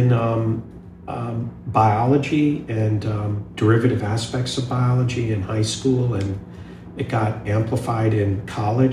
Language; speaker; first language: English; early bilingual, other home language; Hindi